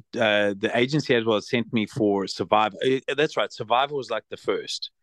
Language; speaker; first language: English; native; English